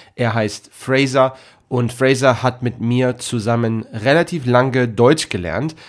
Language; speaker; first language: German; native; German